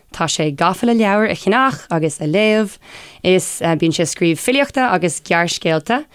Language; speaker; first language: Irish; non-native, local second language; English